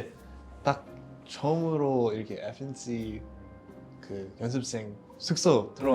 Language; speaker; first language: Korean; non-native, learner; English